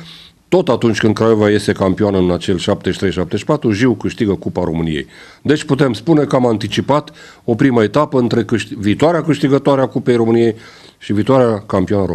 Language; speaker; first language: Romanian; native; Romanian